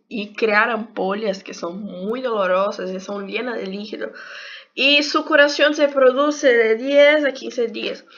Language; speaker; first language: Spanish; non-native, learner; Portuguese